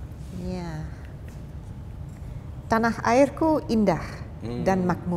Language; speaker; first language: Indonesian; non-native, fluent; English